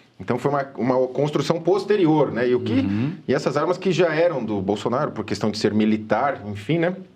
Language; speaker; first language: Portuguese; native; Portuguese